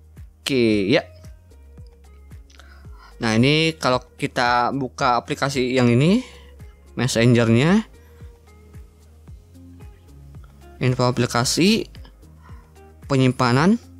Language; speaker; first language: Indonesian; native; Indonesian